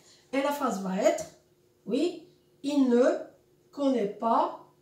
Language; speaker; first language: French; non-native, local second language; Arabic